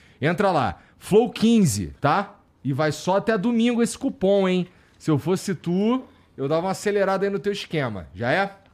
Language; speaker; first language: Portuguese; native; Portuguese